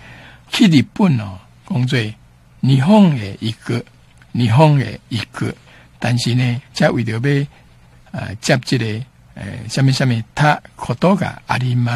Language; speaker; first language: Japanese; non-native, fluent; Chinese